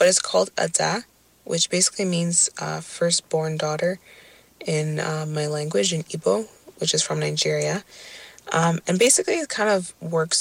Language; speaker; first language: English; native; English